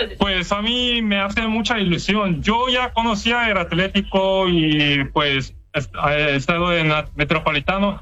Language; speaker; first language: Spanish; non-native, fluent; Korean